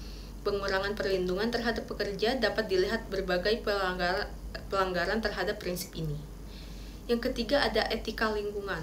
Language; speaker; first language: Indonesian; native; Indonesian